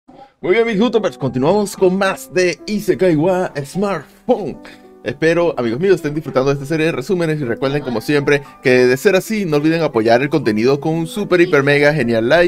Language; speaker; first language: Spanish; native; Spanish